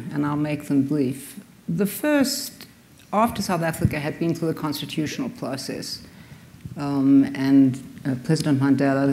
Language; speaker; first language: English; native; English